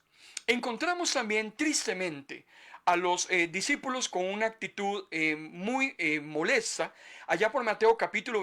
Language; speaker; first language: Spanish; native; Spanish